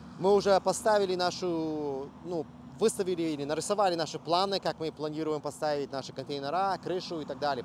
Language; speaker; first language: Russian; early bilingual, heritage; Russian